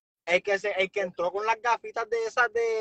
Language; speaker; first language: Spanish; native; Spanish